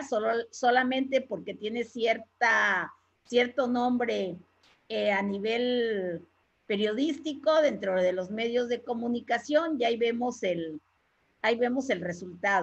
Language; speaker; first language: Spanish; native; Spanish